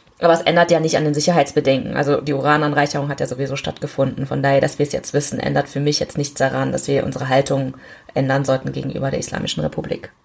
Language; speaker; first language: German; early bilingual, other home language; Korean